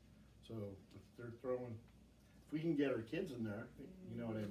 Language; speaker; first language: English; native; English